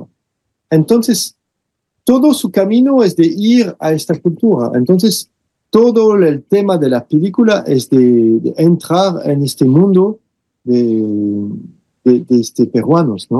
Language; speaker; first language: Spanish; non-native, fluent; French